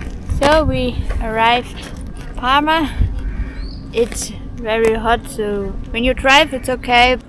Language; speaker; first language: English; non-native, learner; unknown